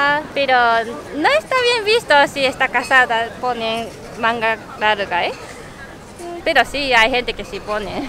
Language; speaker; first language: Spanish; non-native, learner; Japanese